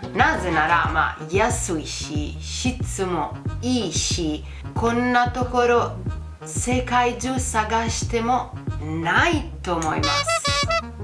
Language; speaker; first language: Japanese; non-native, fluent; Italian